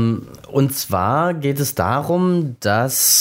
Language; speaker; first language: German; native; German